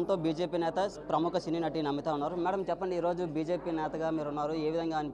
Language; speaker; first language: Telugu; native; Telugu